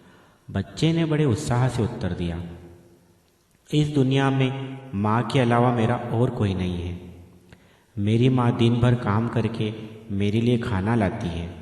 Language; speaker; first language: Hindi; native; Hindi